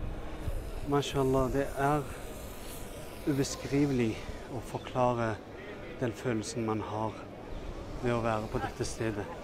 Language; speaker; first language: Norwegian; early bilingual, other home language; Urdu